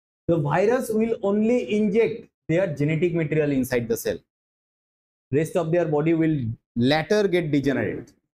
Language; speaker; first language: English; non-native, local second language; Bangla